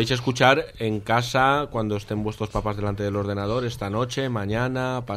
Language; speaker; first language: Spanish; native; Spanish